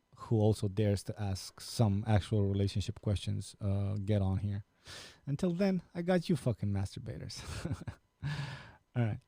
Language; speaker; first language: English; non-native, fluent; Romanian